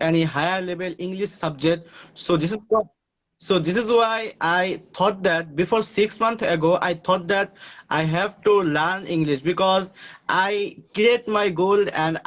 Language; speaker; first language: English; non-native, learner; Bangla